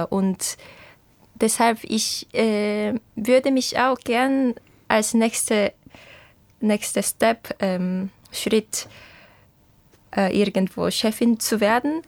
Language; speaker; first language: German; non-native, fluent; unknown